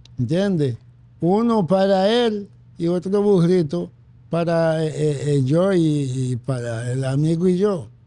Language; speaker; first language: Spanish; non-native, fluent; Haitian Creole